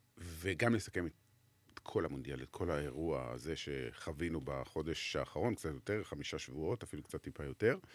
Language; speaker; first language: Hebrew; native; Hebrew